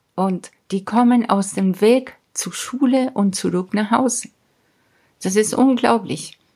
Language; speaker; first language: German; non-native, fluent; Spanish